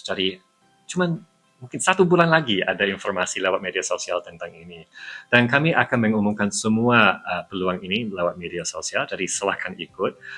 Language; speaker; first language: Indonesian; non-native, fluent; English